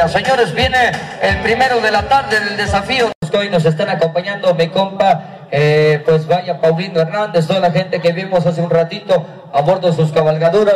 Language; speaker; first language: Spanish; native; Spanish